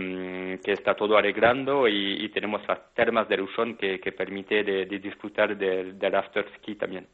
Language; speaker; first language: Spanish; non-native, fluent; French